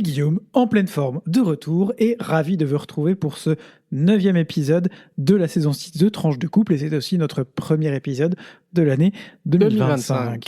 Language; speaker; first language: French; native; French